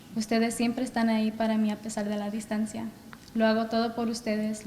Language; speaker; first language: Spanish; early bilingual, other home language; English